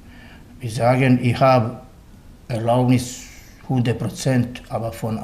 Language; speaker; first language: German; non-native, learner; Bosnian